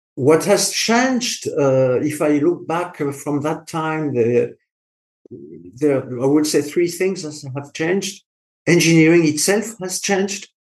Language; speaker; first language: English; non-native, fluent; French